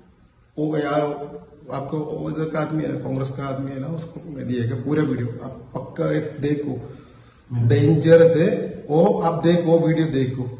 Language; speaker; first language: Hindi; non-native, local second language; Malayalam